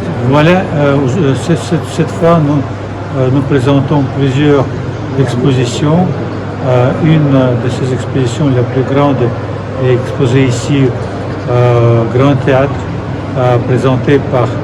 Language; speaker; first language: French; non-native, fluent; Russian